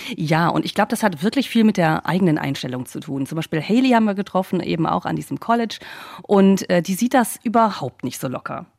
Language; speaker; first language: German; native; German